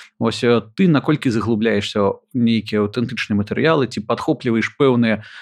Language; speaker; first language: Belarusian; non-native, local second language; Russian